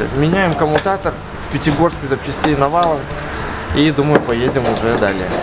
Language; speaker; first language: Russian; native; Russian